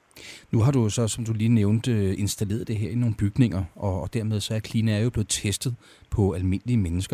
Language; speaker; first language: Danish; native; Danish